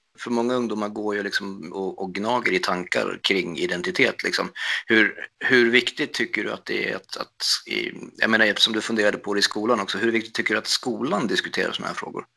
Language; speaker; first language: Swedish; native; Swedish